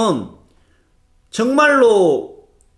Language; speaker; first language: Korean; native; Korean